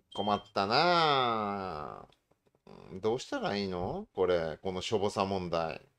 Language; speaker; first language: Japanese; native; Japanese